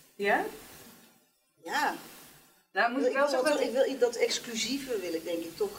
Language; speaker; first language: Dutch; native; Dutch